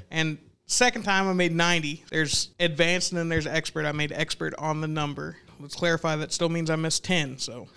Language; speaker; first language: English; native; English